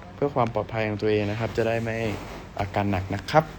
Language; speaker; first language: Thai; native; Thai